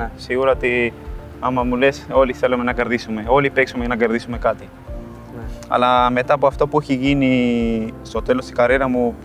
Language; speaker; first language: Greek; non-native, fluent; Spanish